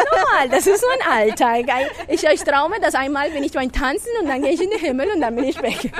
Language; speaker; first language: German; non-native, fluent; Spanish